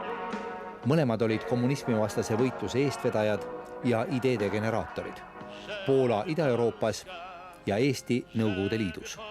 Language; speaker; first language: Estonian; native; Estonian